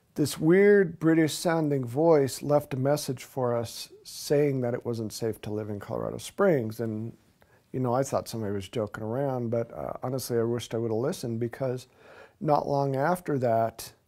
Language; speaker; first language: English; native; English